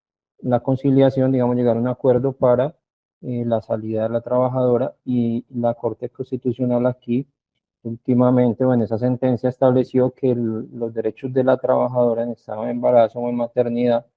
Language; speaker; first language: Spanish; native; Spanish